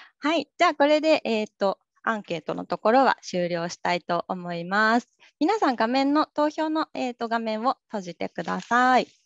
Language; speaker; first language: Japanese; native; Japanese